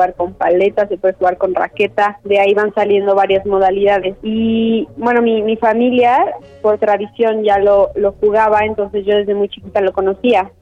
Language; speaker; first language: Spanish; native; Spanish